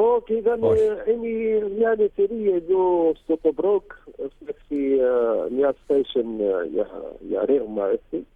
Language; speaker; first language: Greek; non-native, learner; Arabic